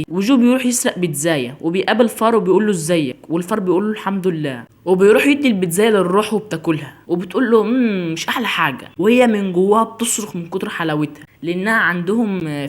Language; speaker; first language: Arabic; native; Arabic